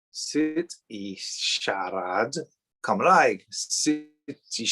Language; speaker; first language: Welsh; non-native, learner; English